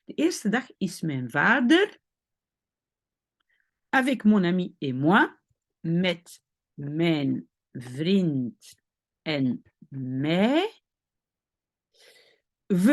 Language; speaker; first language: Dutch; non-native, fluent; French